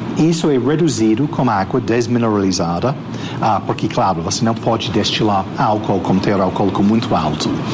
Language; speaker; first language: Portuguese; non-native, fluent; English